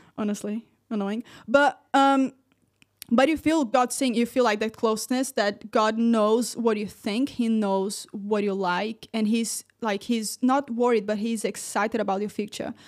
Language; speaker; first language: English; non-native, fluent; Portuguese